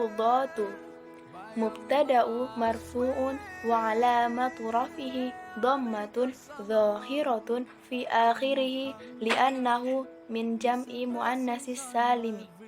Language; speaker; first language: Arabic; non-native, learner; Indonesian